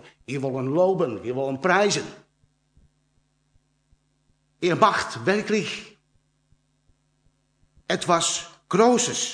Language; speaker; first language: German; non-native, learner; Dutch